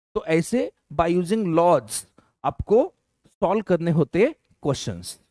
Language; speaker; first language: Hindi; non-native, local second language; Marathi